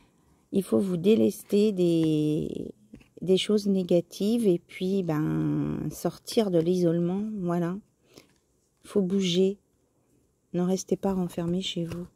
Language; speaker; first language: French; native; French